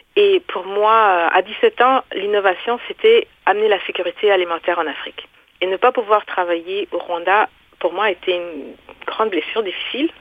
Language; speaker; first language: French; non-native, local second language; Kinyarwanda